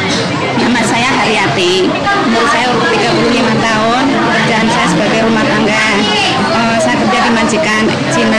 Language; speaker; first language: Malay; non-native, learner; Indonesian